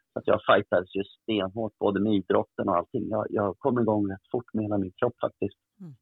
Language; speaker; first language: Swedish; early bilingual, other home language; Portuguese